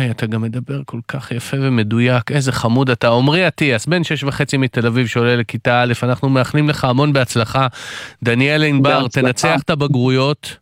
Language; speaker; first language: Hebrew; native; Hebrew